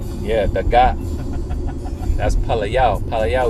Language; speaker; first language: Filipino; non-native, learner; English